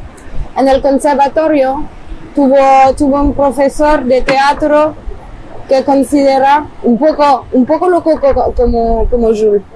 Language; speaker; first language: Spanish; non-native, fluent; French